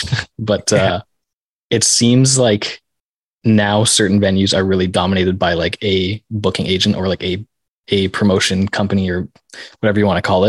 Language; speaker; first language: English; native; English